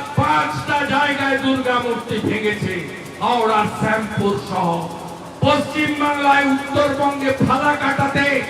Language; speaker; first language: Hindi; non-native, local second language; Bangla